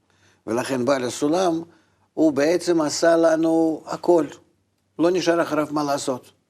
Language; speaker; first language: Hebrew; non-native, fluent; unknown